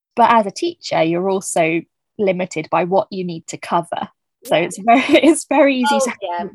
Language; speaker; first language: English; native; English